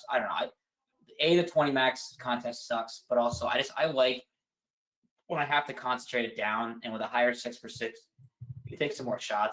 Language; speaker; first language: English; native; English